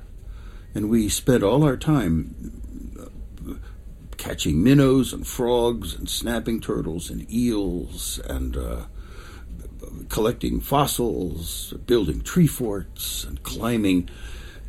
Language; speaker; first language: English; native; English